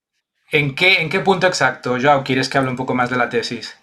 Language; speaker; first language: Spanish; native; Spanish